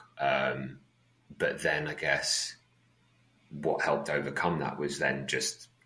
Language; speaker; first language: English; native; English